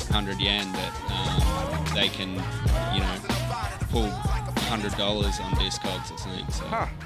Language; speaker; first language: English; native; English